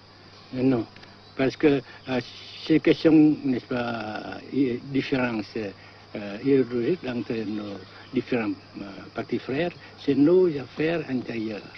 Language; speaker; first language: French; non-native, fluent; Vietnamese